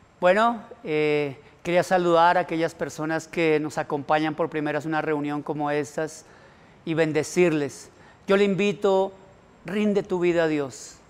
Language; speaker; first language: Spanish; native; Spanish